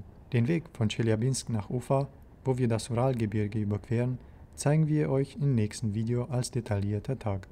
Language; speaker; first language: German; native; German